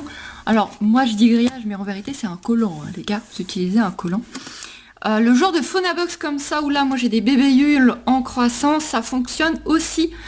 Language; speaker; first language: French; native; French